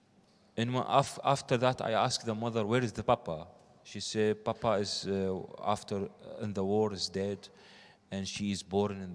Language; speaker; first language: English; non-native, learner; Arabic